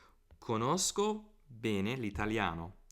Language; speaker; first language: Italian; non-native, fluent; English